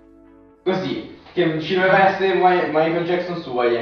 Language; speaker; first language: Italian; native; Italian